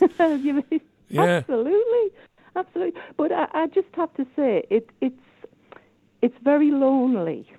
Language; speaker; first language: English; native; English